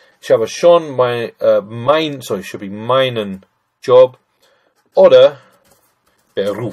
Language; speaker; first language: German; non-native, fluent; English